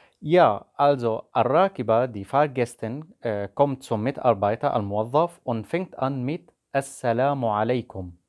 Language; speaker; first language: German; non-native, fluent; Arabic